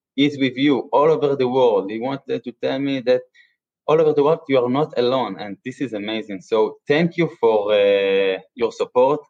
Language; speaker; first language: English; non-native, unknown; Hebrew